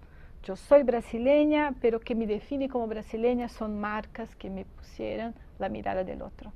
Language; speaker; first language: Spanish; non-native, fluent; Portuguese